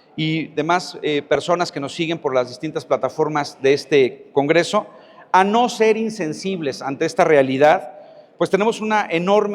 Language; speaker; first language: Spanish; native; Spanish